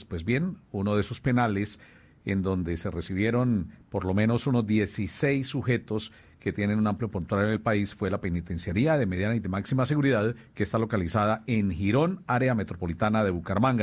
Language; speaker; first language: Spanish; native; Spanish